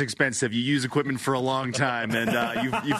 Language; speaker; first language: English; native; English